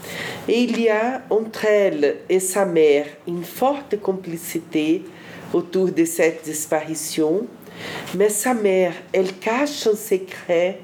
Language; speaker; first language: French; non-native, fluent; Portuguese